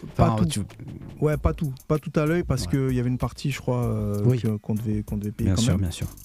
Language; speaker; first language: French; native; French